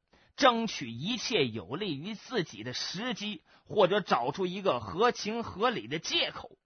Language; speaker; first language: Chinese; native; Chinese